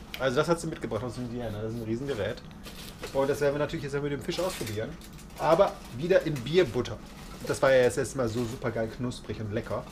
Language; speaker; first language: German; native; German